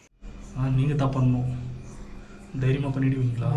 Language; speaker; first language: Tamil; native; Tamil